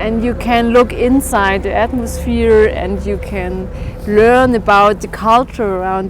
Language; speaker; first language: English; non-native, learner; German